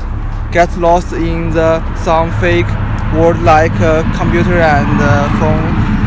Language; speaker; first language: English; non-native, learner; Chinese